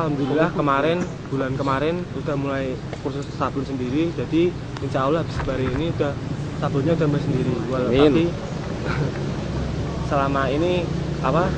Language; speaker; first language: Indonesian; non-native, local second language; Javanese